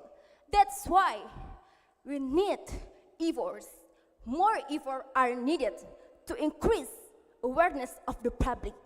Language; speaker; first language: English; non-native, learner; Indonesian